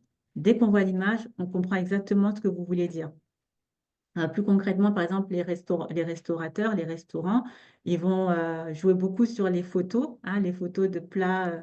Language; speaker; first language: French; native; French